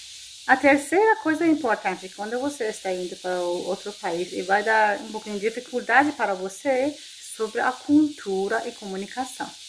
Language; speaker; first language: Portuguese; non-native, fluent; Persian